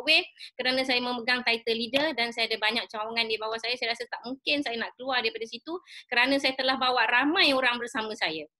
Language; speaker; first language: Malay; native; Malay